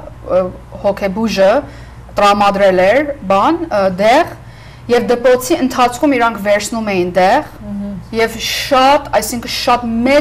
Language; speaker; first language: Armenian; early bilingual, heritage; Armenian